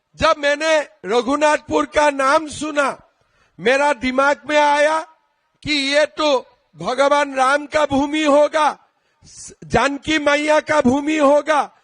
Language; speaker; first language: Hindi; non-native, local second language; Assamese